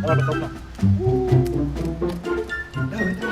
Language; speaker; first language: Russian; native; Russian